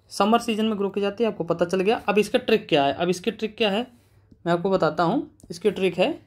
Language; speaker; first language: Hindi; native; Hindi